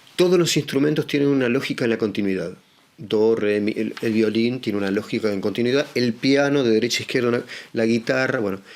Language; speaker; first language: Spanish; native; Spanish